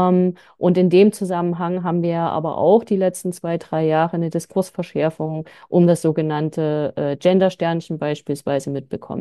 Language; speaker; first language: German; native; German